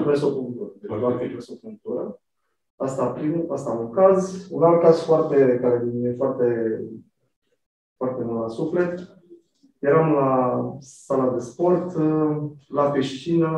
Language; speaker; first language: Romanian; native; Romanian